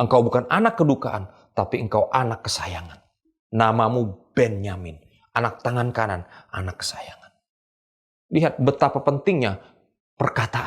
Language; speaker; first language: Indonesian; native; Indonesian